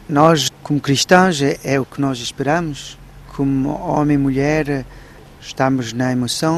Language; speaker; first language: Portuguese; early bilingual, heritage; Portuguese